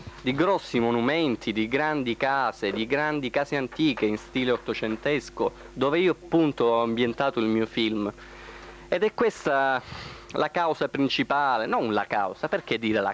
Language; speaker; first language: Italian; native; Italian